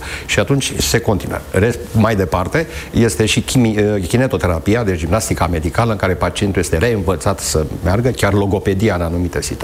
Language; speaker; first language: Romanian; native; Romanian